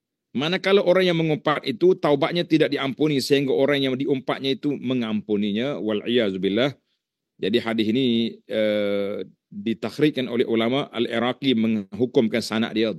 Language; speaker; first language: Malay; native; Malay